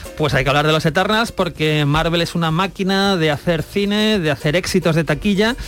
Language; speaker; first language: Spanish; native; Spanish